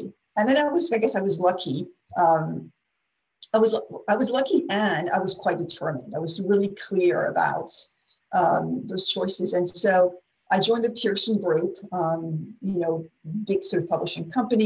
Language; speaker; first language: English; non-native, fluent; French